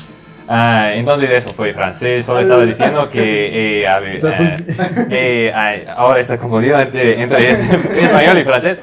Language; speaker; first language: Spanish; non-native, fluent; English